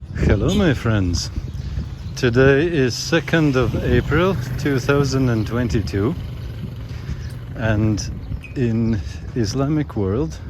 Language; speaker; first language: English; non-native, fluent; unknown